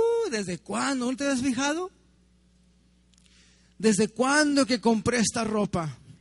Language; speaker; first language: Spanish; early bilingual, heritage; Spanish